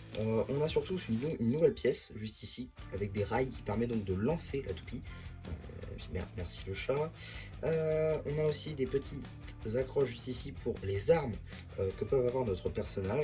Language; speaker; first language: French; native; French